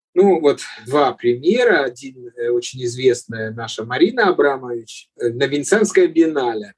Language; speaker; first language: Russian; native; Russian